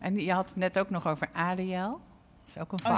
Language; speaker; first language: Dutch; native; Dutch